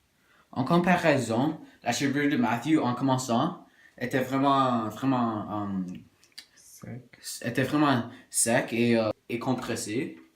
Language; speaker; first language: French; non-native, local second language; English